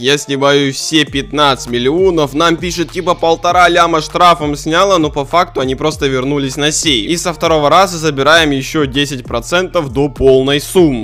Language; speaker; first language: Russian; native; Russian